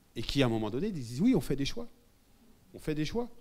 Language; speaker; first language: French; native; French